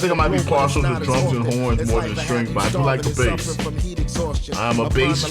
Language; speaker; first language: English; native; English